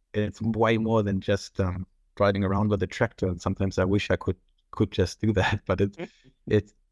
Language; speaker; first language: English; non-native, fluent; German